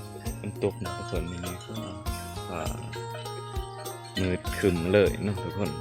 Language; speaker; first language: Thai; non-native, local second language; Northeastern Thai